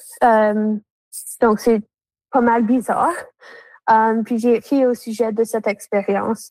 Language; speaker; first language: French; native; French